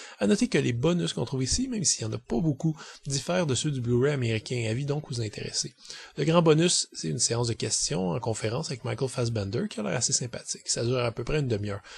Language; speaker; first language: French; native; French